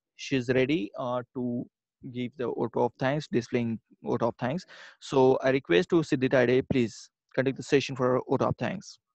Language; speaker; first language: English; non-native, local second language; Marathi